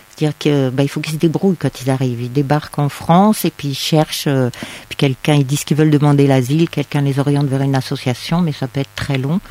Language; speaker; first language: French; native; French